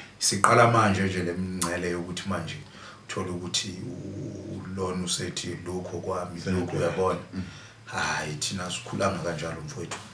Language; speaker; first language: Zulu; native; Zulu